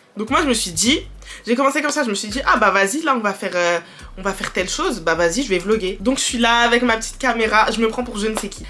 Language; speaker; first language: French; early bilingual, other home language; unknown